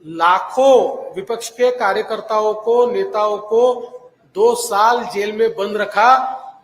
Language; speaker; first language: Hindi; non-native, local second language; Marathi